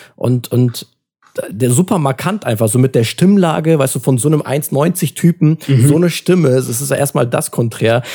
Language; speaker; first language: German; early bilingual, other home language; Turkish